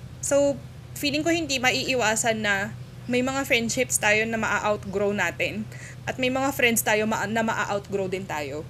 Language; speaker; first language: Filipino; native; Filipino